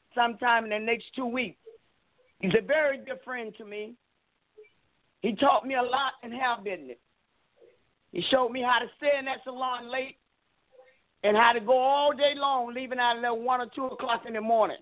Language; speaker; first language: English; native; English